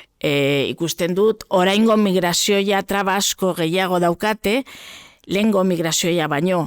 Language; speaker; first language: Basque; non-native, local second language; Spanish